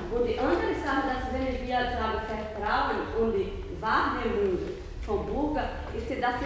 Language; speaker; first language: German; non-native, learner; Portuguese